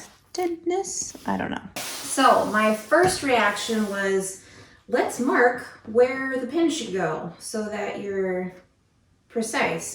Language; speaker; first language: English; native; English